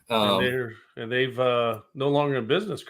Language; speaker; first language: English; native; English